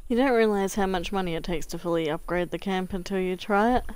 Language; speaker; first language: English; native; English